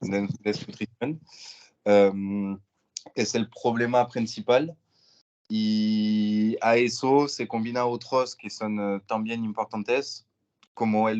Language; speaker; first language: Spanish; non-native, learner; French